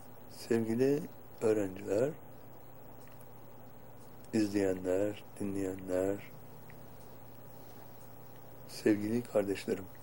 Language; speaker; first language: Turkish; native; Turkish